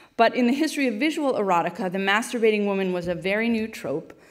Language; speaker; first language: English; native; English